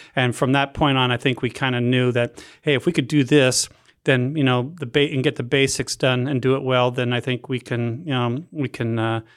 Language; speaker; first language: English; native; English